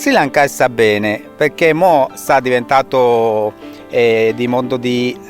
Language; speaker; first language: Italian; non-native, learner; Sinhala